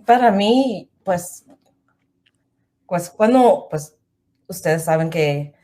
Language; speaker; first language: Spanish; non-native, learner; English